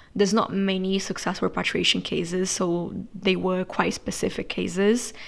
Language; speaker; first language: English; non-native, fluent; Portuguese